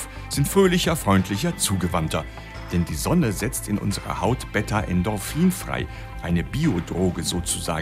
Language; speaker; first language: German; native; German